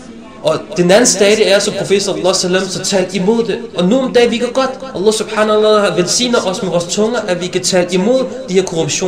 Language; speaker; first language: Danish; early bilingual, other home language; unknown